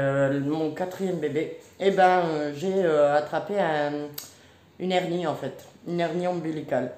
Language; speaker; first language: French; native; French